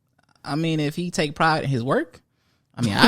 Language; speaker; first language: English; native; English